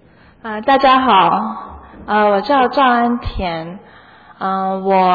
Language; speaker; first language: Chinese; early bilingual, heritage; Chinese